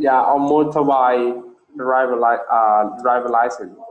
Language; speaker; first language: English; non-native, learner; Vietnamese